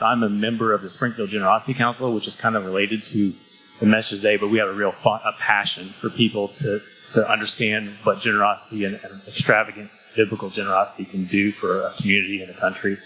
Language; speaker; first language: English; native; English